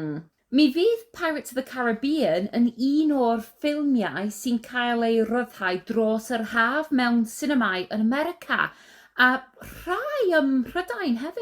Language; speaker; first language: Welsh; non-native, learner; English